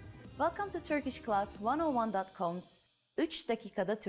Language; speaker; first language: Turkish; native; Turkish